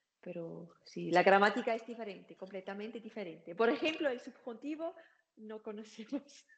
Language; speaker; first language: Spanish; non-native, learner; German